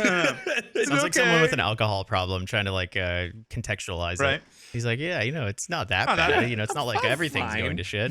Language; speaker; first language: English; native; English